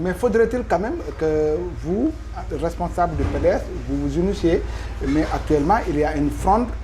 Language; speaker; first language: French; non-native, local second language; Wolof